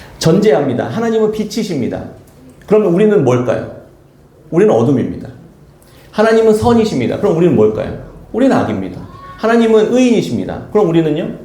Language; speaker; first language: Korean; native; Korean